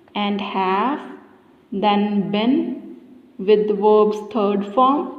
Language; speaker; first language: English; non-native, local second language; Punjabi